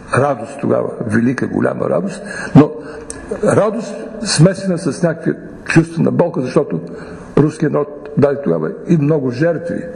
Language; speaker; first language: Bulgarian; native; Bulgarian